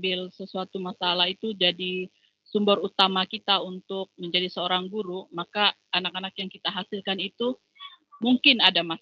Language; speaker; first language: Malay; non-native, local second language; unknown